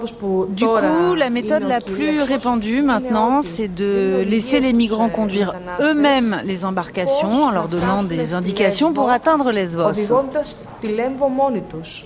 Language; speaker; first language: French; native; French